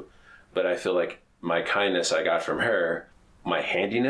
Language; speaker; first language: English; native; English